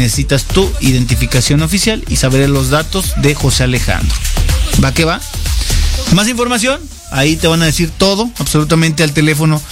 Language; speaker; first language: Spanish; native; Spanish